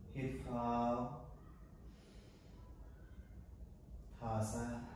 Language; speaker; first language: Vietnamese; non-native, learner; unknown